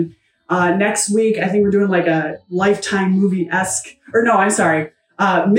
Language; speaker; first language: English; native; English